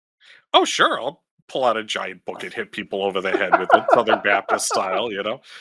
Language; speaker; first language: English; native; English